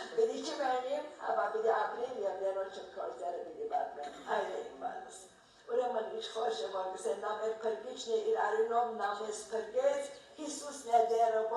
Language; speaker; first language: Armenian; early bilingual, heritage; Armenian